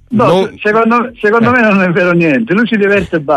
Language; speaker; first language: Italian; native; Italian